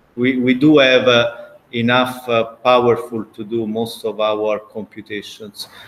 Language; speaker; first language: English; non-native, fluent; Italian